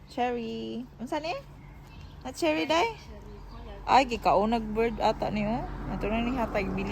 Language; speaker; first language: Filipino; non-native, local second language; Cebuano